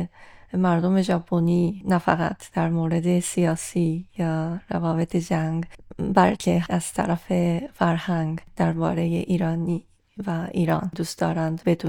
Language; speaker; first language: Persian; non-native, fluent; Japanese